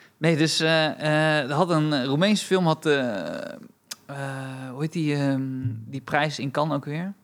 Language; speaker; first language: Dutch; early bilingual, other home language; Romanian